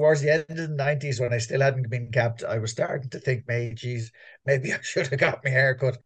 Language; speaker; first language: English; native; English